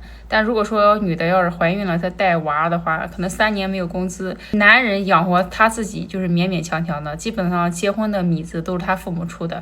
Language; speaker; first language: Chinese; native; Chinese